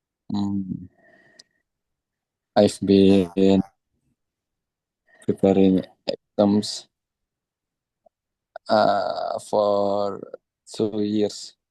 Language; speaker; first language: English; non-native, learner; Indonesian